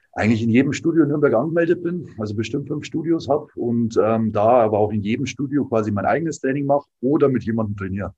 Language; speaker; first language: German; native; German